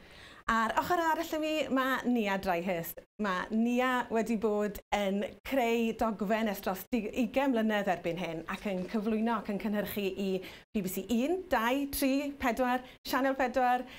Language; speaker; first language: Welsh; native; Welsh